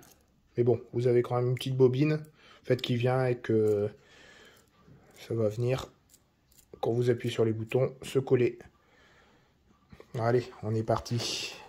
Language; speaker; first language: French; native; French